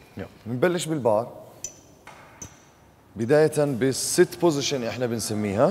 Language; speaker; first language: Arabic; native; Arabic